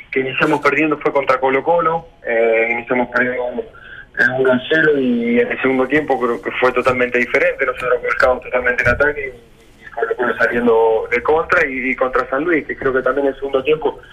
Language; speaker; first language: Spanish; native; Spanish